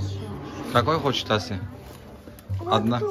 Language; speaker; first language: Russian; non-native, learner; Turkish